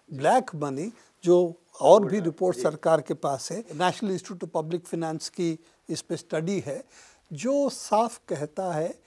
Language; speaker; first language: Hindi; non-native, local second language; Bangla